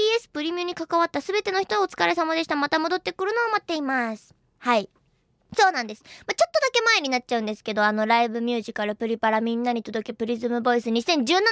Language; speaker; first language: Japanese; native; Japanese